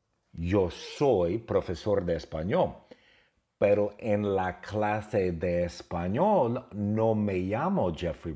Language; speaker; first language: Spanish; non-native, fluent; English